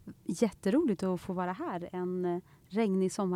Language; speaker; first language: Swedish; early bilingual, other home language; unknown